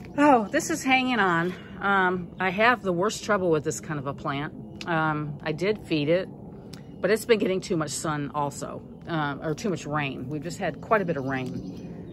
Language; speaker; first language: English; native; English